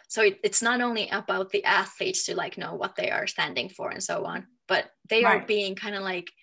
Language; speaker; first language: English; non-native, fluent; Finnish